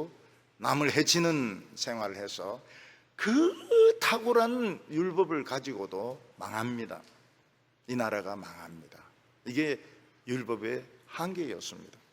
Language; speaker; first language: Korean; native; Korean